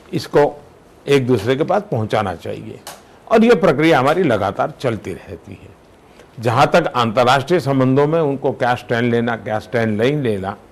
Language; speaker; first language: Hindi; non-native, local second language; Gujarati